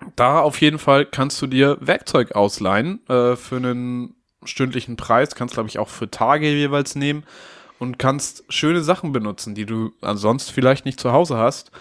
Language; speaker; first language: German; native; German